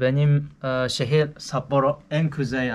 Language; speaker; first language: Turkish; non-native, learner; Japanese